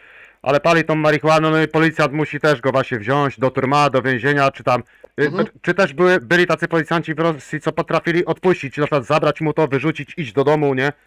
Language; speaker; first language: Polish; native; Polish